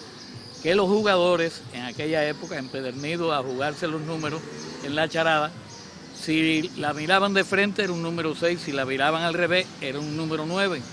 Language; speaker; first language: Spanish; native; Spanish